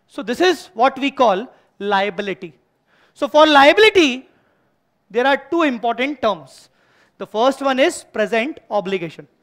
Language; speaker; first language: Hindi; native; Hindi